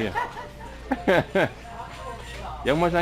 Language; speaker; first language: Polish; non-native, learner; English